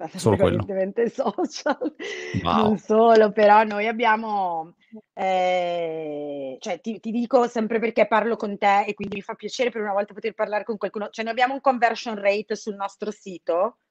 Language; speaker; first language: Italian; native; Italian